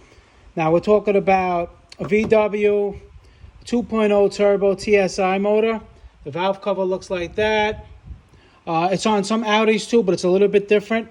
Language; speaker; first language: English; native; English